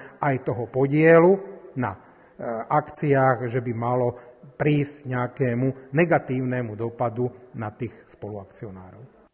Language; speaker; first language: Slovak; native; Slovak